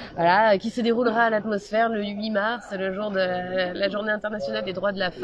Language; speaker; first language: French; native; French